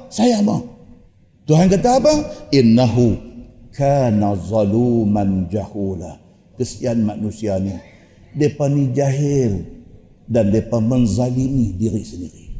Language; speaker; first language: Malay; native; Malay